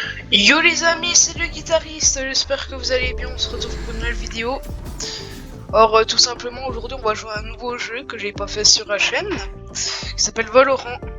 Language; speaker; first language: French; native; French